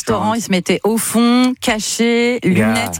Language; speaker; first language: French; native; French